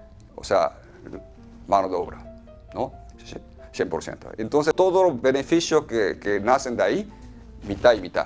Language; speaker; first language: Spanish; non-native, fluent; Japanese